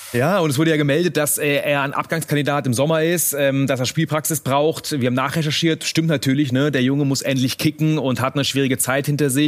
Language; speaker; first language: German; native; German